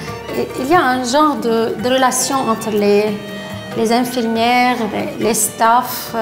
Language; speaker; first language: French; non-native, learner; Arabic